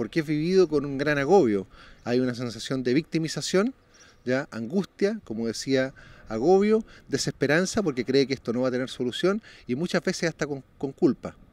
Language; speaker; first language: Spanish; native; Spanish